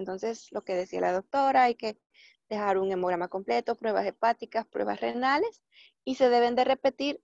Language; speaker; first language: Spanish; native; Spanish